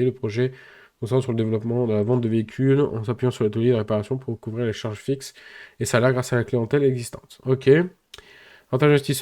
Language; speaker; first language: French; native; French